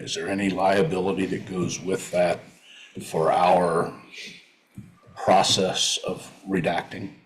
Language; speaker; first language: English; native; English